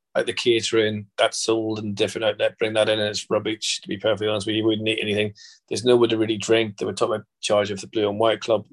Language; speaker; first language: English; native; English